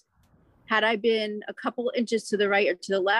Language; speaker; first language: English; native; English